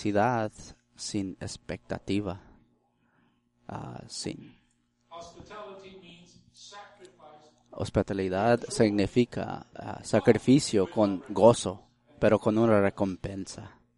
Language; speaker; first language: Spanish; early bilingual, heritage; Spanish